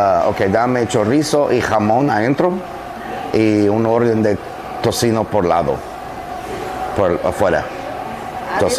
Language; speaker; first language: Spanish; non-native, learner; English